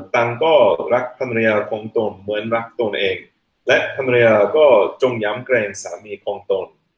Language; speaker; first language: Thai; non-native, fluent; English